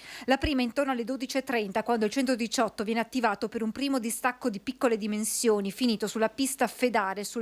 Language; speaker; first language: Italian; native; Italian